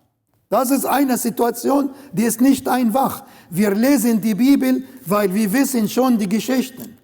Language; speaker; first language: German; non-native, learner; Arabic